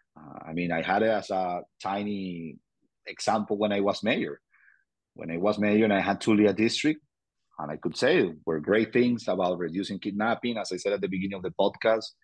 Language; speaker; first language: English; non-native, fluent; Spanish